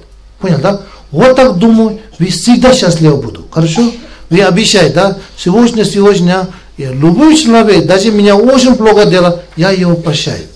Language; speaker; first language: Russian; non-native, learner; Tibetan